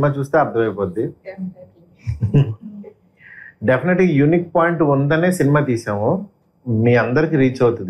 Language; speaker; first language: Telugu; native; Telugu